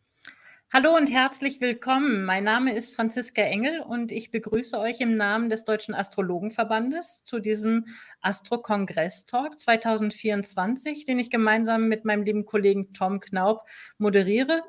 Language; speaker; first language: German; native; German